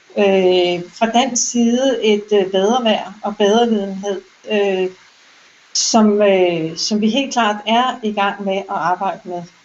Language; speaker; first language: Danish; native; Danish